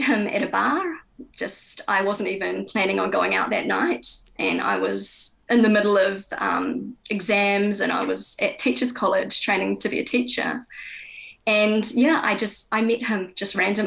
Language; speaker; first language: English; native; English